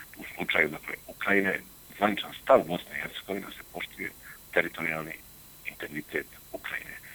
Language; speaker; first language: Bosnian; native; Bosnian